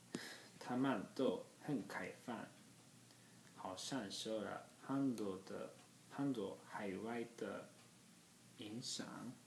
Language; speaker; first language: Chinese; non-native, learner; Japanese